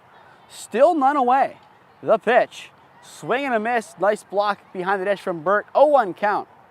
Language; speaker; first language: English; native; English